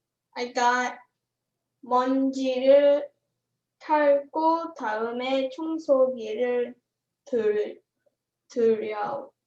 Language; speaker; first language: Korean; non-native, learner; English